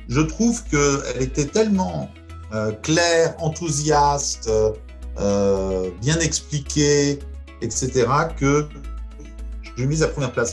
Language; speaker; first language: French; non-native, fluent; Polish